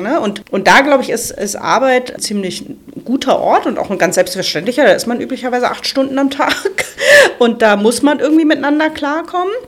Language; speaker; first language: German; native; German